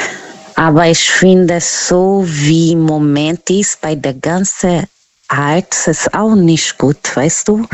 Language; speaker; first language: German; non-native, fluent; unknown